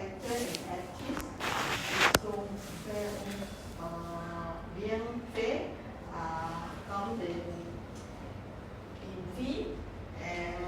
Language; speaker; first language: French; non-native, learner; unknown